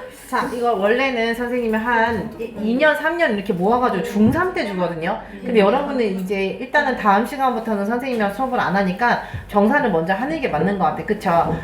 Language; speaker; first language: Korean; native; Korean